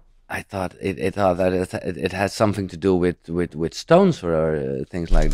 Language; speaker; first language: English; non-native, fluent; Dutch